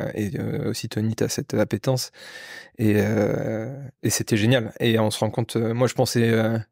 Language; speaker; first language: French; native; French